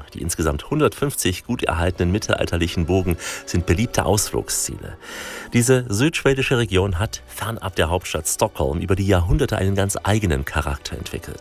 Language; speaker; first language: German; native; German